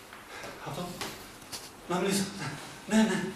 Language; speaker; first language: Greek; non-native, learner; Punjabi